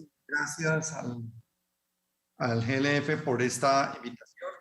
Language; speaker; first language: Spanish; native; Spanish